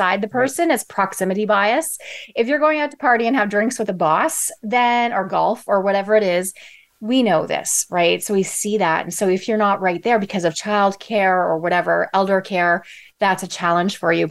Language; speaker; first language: English; native; English